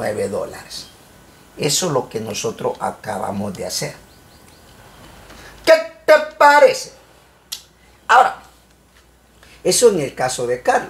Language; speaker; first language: Spanish; native; Spanish